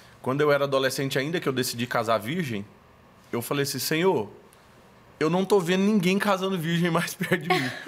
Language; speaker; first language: Portuguese; native; Portuguese